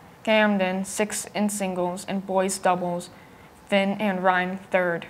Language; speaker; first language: English; native; English